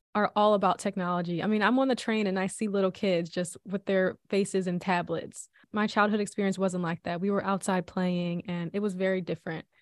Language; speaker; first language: English; native; English